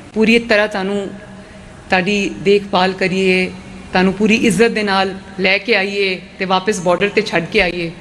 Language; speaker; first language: Punjabi; native; Punjabi